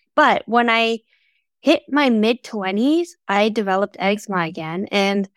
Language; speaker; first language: English; native; English